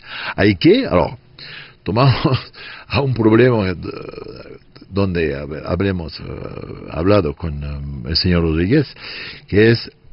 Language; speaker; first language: Spanish; non-native, fluent; French